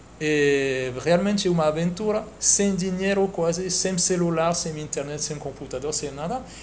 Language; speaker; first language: Portuguese; non-native, fluent; French